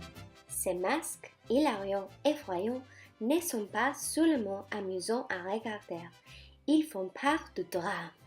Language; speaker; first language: French; non-native, learner; Spanish